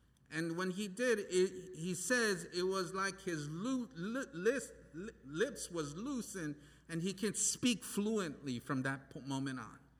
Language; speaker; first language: English; native; English